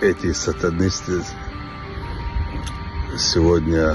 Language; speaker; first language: Russian; non-native, local second language; Chechen